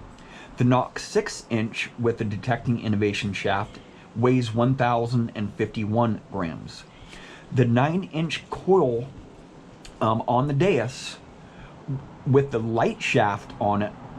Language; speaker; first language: English; native; English